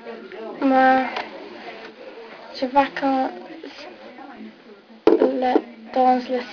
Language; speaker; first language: French; non-native, learner; English